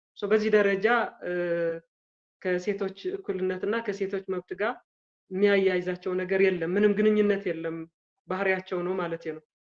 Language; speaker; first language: Amharic; non-native, local second language; Tigrinya